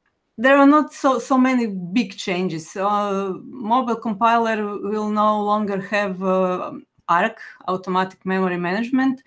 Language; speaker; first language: English; non-native, fluent; Croatian